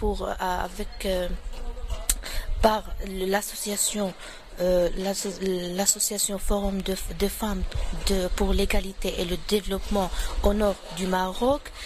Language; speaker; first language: French; non-native, local second language; Arabic